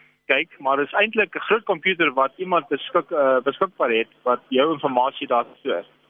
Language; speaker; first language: Afrikaans; non-native, local second language; English